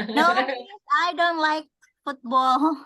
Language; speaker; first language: English; non-native, learner; Indonesian